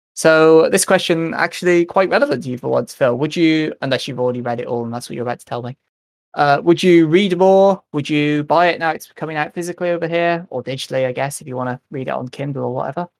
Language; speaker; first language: English; native; English